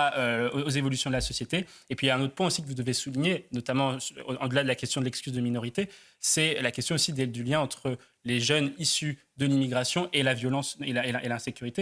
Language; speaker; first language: French; native; French